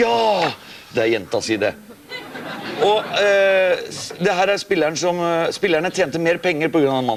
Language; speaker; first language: Norwegian; native; Norwegian